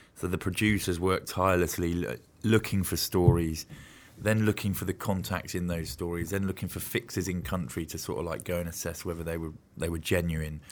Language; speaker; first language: English; native; English